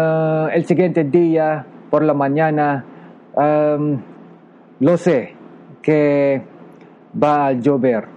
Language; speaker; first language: Spanish; non-native, local second language; Filipino